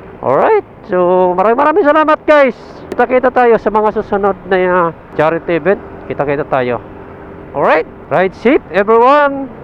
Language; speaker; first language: Filipino; native; Filipino